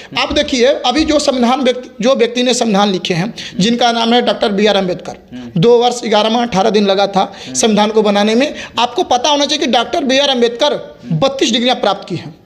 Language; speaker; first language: Hindi; native; Hindi